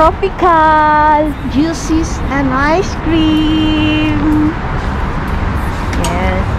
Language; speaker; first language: English; non-native, learner; Filipino